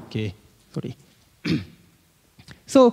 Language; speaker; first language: English; non-native, learner; Japanese